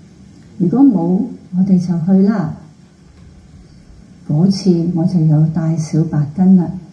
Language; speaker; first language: Cantonese; native; Cantonese